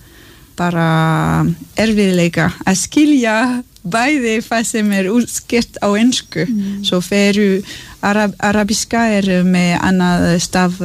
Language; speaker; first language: Icelandic; non-native, learner; French